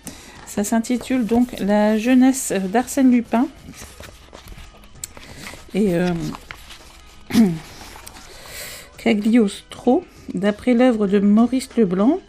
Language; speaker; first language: French; native; French